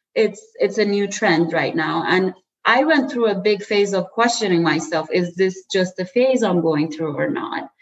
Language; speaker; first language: English; early bilingual, other home language; Persian